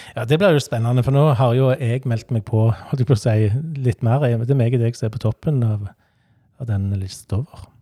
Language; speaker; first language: Norwegian; native; Norwegian